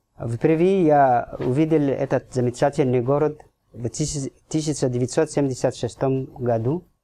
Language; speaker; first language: Russian; non-native, fluent; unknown